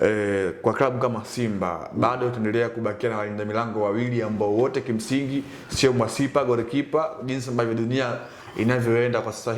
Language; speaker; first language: Swahili; native; Swahili